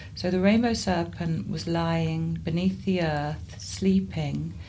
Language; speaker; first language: English; native; English